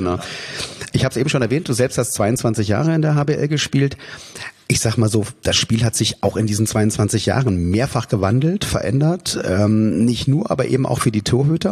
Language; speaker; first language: German; native; German